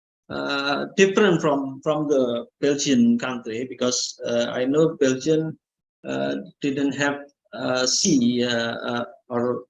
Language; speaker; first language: English; non-native, learner; Indonesian